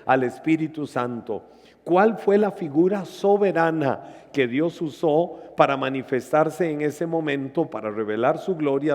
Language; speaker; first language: Spanish; native; Spanish